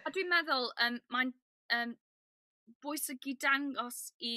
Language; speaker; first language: Welsh; non-native, learner; English